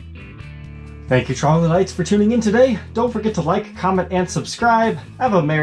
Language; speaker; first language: English; native; English